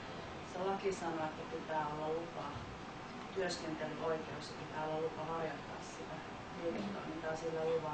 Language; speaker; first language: Finnish; native; Finnish